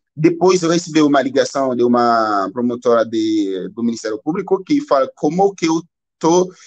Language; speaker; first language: Portuguese; non-native, learner; Haitian Creole